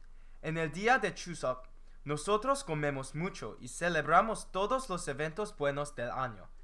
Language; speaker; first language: Spanish; non-native, learner; English